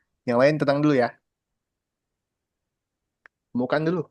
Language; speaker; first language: Indonesian; native; Indonesian